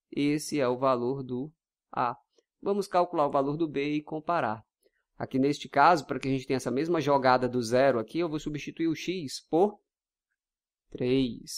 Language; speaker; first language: Portuguese; native; Portuguese